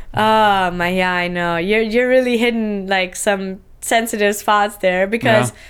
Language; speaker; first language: English; non-native, fluent; Romanian